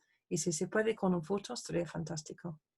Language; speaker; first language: Spanish; non-native, fluent; English